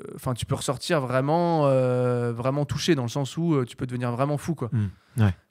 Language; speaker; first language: French; native; French